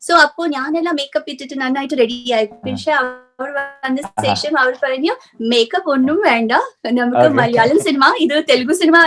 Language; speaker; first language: Malayalam; non-native, learner; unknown